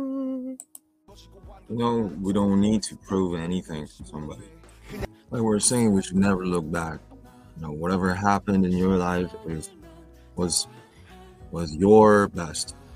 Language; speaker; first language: English; non-native, fluent; Korean